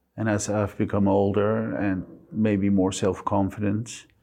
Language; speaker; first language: English; non-native, fluent; Spanish